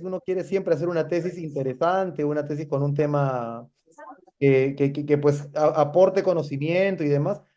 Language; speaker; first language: Spanish; native; Spanish